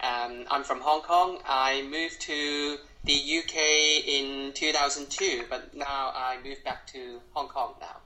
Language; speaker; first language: English; non-native, local second language; Cantonese